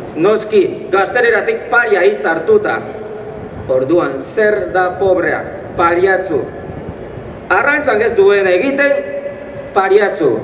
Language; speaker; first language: Basque; non-native, fluent; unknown